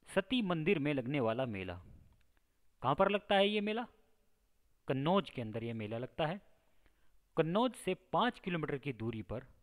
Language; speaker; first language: Hindi; native; Hindi